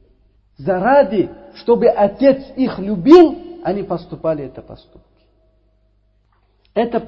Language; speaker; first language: Russian; non-native, learner; Uzbek